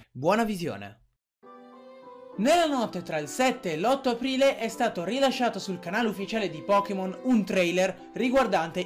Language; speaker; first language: Italian; native; Italian